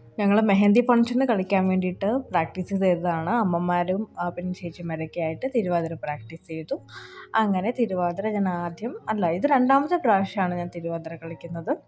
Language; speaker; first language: Malayalam; early bilingual, heritage; Malayalam